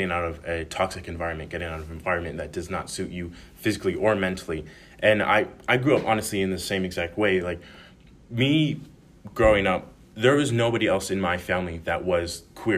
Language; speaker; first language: English; native; English